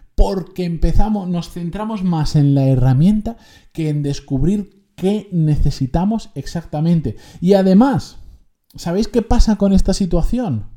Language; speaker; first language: Spanish; native; Spanish